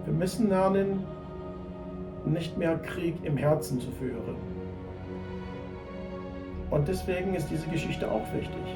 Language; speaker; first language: German; non-native, fluent; English